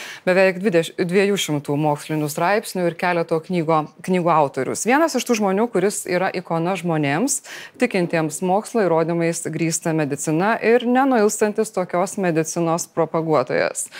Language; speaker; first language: Lithuanian; native; Lithuanian